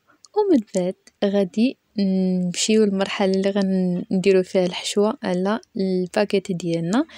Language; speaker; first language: Arabic; native; Arabic